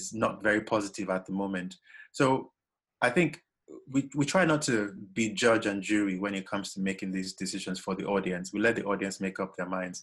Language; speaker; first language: English; non-native, local second language; Yoruba